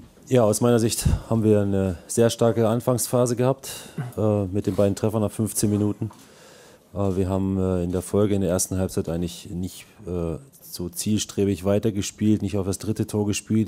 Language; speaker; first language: German; native; German